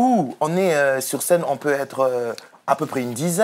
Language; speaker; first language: French; native; French